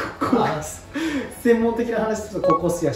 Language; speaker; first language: Japanese; native; Japanese